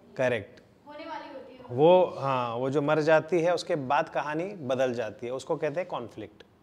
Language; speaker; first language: Hindi; native; Hindi